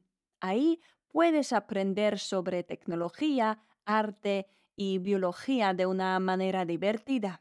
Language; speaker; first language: Spanish; non-native, fluent; Polish